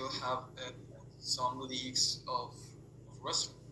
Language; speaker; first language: English; non-native, fluent; Spanish